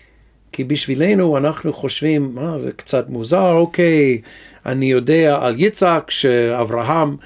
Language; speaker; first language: Hebrew; non-native, fluent; English